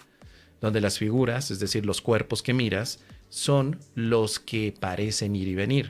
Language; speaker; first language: Spanish; native; Spanish